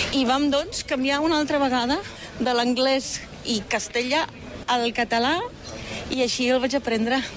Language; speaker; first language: Catalan; non-native, fluent; German